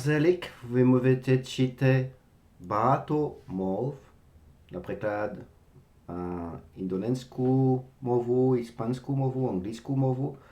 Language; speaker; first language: Polish; non-native, learner; French